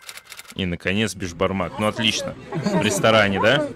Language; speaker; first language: Russian; native; Russian